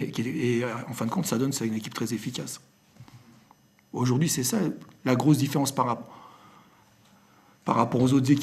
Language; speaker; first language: French; native; French